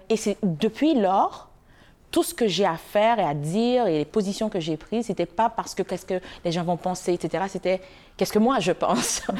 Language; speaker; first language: French; non-native, local second language; Haitian Creole